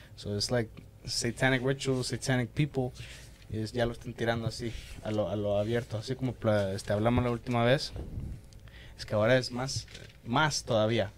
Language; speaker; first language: Spanish; early bilingual, heritage; Spanish